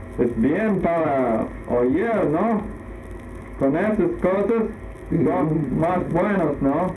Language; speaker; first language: Spanish; non-native, learner; English